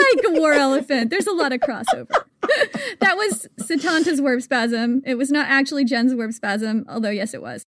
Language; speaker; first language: English; native; English